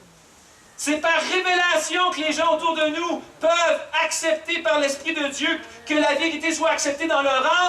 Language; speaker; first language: French; native; French